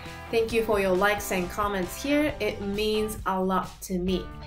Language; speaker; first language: English; non-native, fluent; Japanese